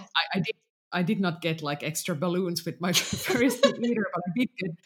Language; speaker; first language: English; non-native, fluent; Finnish